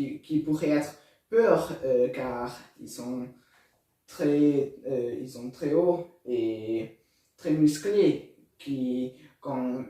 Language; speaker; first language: French; non-native, learner; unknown